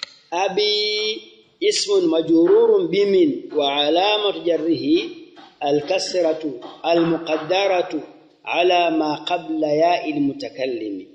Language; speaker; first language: Arabic; non-native, fluent; Swahili